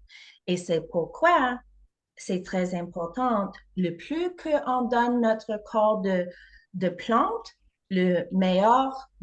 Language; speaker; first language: French; non-native, learner; English